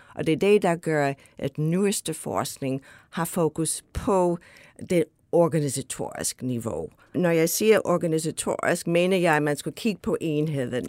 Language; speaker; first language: Danish; non-native, fluent; English